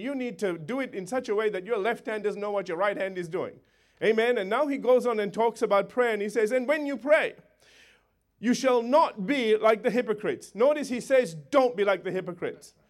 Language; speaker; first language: English; native; English